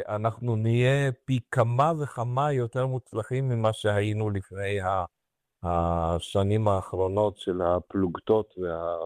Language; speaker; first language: Hebrew; non-native, fluent; Romanian